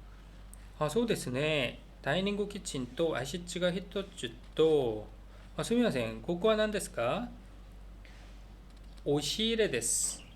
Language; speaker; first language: Japanese; non-native, learner; Korean